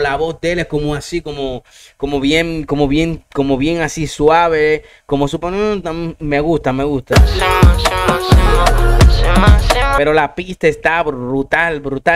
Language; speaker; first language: Spanish; native; Spanish